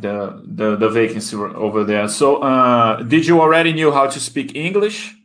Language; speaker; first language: English; non-native, fluent; Portuguese